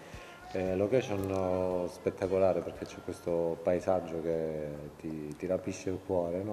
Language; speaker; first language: Italian; native; Italian